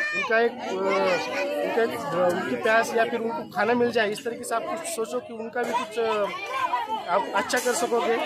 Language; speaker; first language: Hindi; native; Hindi